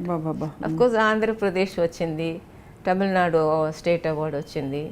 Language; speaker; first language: Telugu; non-native, local second language; Tamil